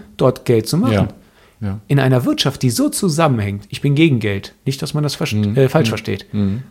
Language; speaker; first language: German; native; German